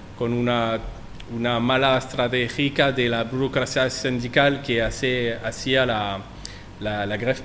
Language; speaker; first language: Spanish; non-native, learner; French